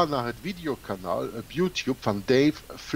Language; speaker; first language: Dutch; non-native, fluent; German